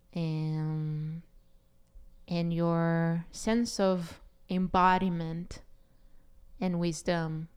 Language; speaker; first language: English; non-native, fluent; Hebrew